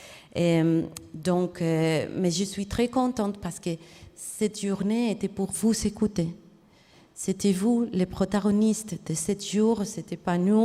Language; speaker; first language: French; non-native, fluent; Spanish